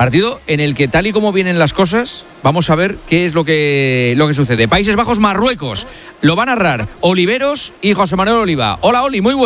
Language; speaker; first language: Spanish; native; Spanish